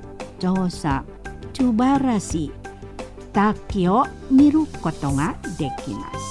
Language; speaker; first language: Japanese; non-native, fluent; Indonesian